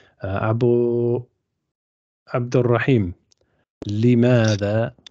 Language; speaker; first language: Arabic; non-native, fluent; English